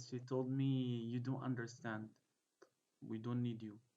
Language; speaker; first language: English; non-native, fluent; Arabic